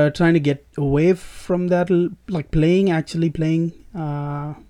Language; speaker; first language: English; non-native, local second language; Tamil